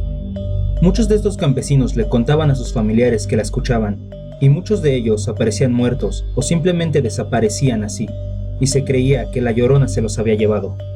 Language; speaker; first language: Spanish; native; Spanish